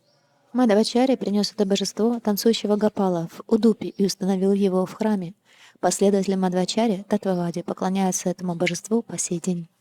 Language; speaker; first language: Russian; native; Russian